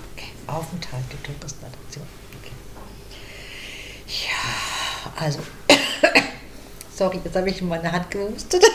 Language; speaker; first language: German; native; German